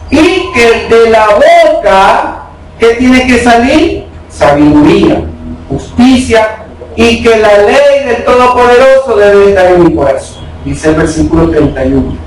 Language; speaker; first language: Spanish; native; Spanish